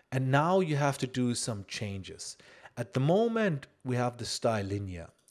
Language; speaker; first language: English; non-native, fluent; German